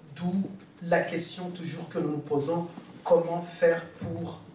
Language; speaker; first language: French; non-native, local second language; Swahili